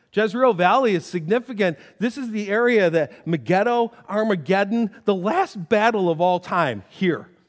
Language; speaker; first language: English; native; English